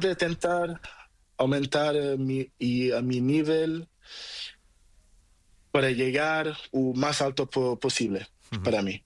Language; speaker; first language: Spanish; non-native, learner; Portuguese